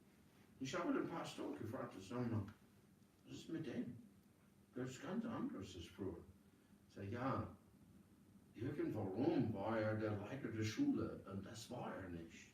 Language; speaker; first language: German; non-native, fluent; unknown